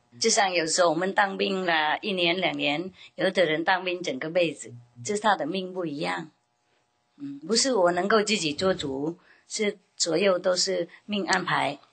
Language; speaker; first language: Chinese; non-native, fluent; Vietnamese